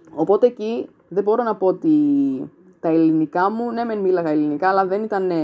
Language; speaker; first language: Greek; early bilingual, other home language; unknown